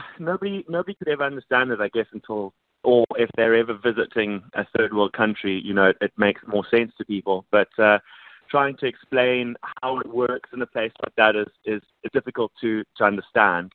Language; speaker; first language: English; native; English